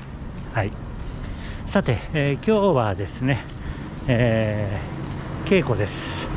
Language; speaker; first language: Japanese; native; Japanese